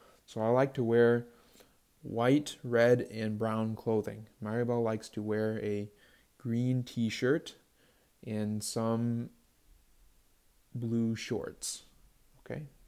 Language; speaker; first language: English; native; English